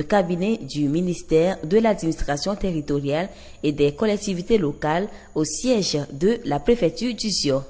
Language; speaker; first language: French; non-native, local second language; Ewe